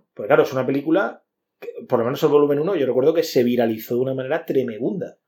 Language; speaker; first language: Spanish; native; Spanish